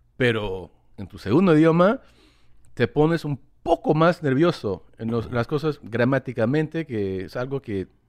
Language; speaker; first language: Spanish; early bilingual, heritage; English